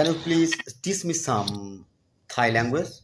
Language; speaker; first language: English; non-native, learner; Bangla